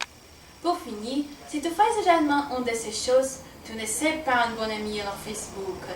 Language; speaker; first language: French; non-native, learner; Portuguese